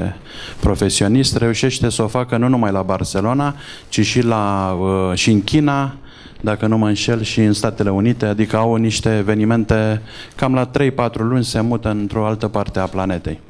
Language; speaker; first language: Romanian; native; Romanian